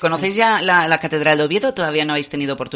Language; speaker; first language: Spanish; native; Spanish